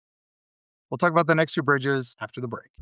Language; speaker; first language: English; native; English